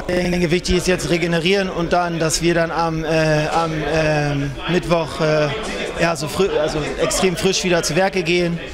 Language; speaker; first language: German; native; German